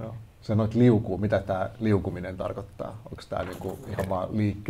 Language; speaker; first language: Finnish; native; Finnish